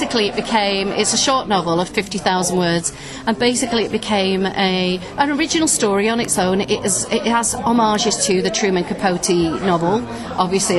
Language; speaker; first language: English; native; English